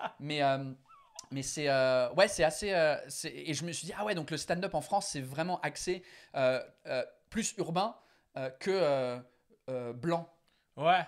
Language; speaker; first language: French; non-native, fluent; English